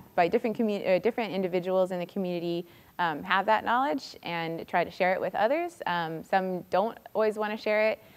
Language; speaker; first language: English; native; English